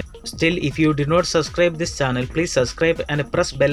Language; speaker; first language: English; non-native, local second language; Malayalam